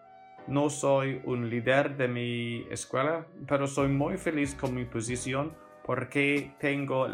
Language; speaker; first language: Spanish; non-native, fluent; English